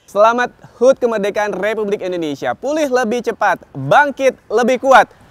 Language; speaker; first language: Indonesian; native; Indonesian